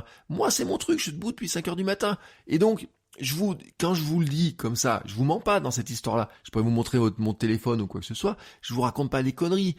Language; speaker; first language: French; native; French